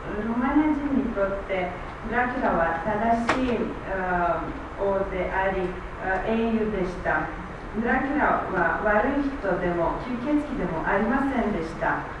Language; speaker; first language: Japanese; non-native, learner; Romanian